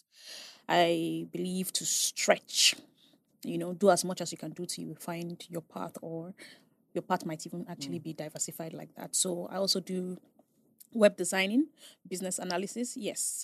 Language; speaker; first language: English; non-native, local second language; Igbo